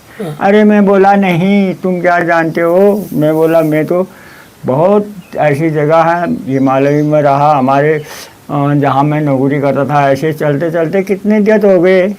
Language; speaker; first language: Hindi; non-native, local second language; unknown